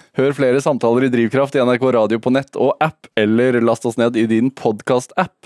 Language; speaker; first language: Norwegian; native; Norwegian